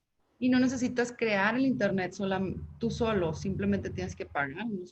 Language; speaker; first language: Spanish; native; Spanish